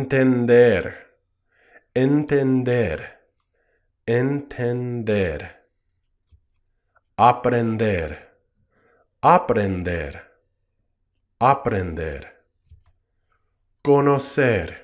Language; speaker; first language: Spanish; non-native, fluent; English